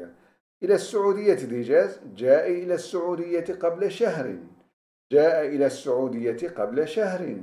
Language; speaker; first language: Arabic; non-native, fluent; Turkish